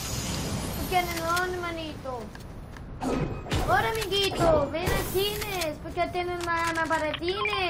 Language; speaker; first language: Spanish; non-native, learner; Portuguese